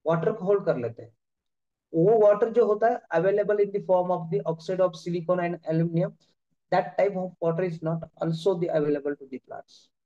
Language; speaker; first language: Hindi; non-native, local second language; Marathi